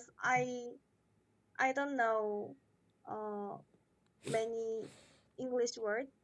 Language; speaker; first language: English; non-native, learner; Korean